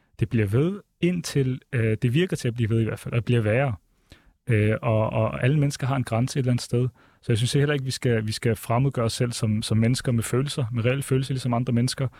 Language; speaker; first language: Danish; early bilingual, other home language; Arabic